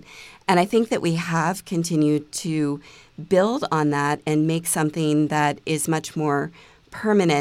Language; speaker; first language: English; native; English